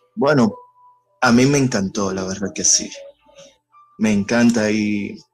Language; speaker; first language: Spanish; early bilingual, other home language; Haitian Creole